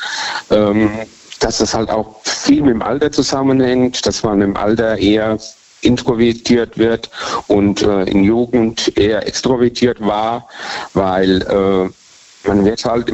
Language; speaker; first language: German; native; German